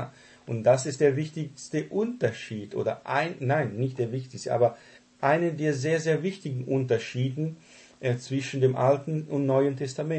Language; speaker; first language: German; non-native, fluent; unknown